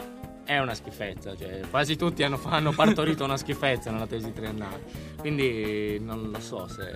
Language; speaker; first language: Italian; native; Italian